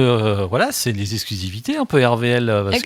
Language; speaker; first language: French; native; French